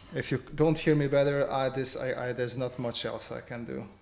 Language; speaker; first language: English; non-native, fluent; Romanian